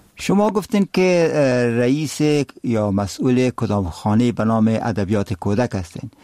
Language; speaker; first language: Persian; native; Persian